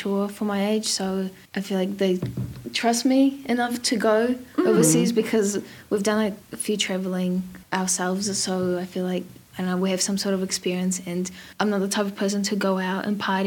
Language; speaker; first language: English; native; English